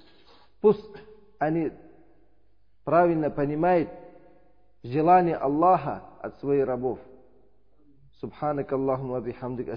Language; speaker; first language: Russian; non-native, learner; Uzbek